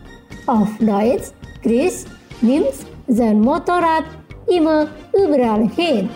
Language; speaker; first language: German; non-native, fluent; Indonesian